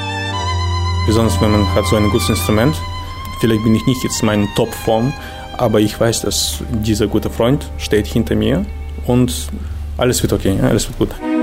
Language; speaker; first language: German; non-native, fluent; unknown